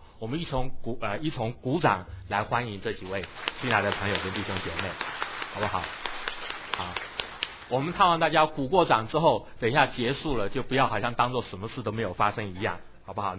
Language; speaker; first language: Chinese; native; Chinese